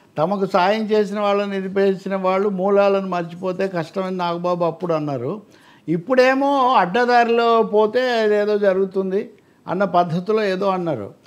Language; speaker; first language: Telugu; native; Telugu